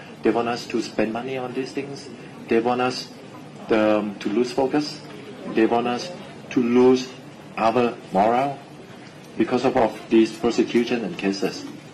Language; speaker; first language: English; non-native, fluent; Thai